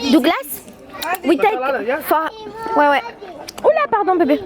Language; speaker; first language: French; native; French